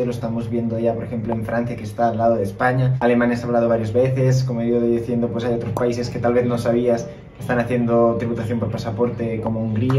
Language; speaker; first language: Spanish; native; Spanish